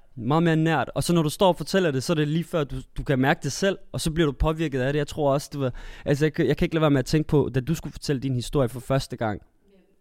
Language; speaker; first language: Danish; early bilingual, other home language; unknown